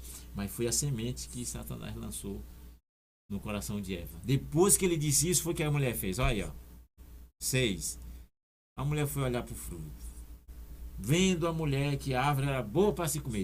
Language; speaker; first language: Portuguese; native; Portuguese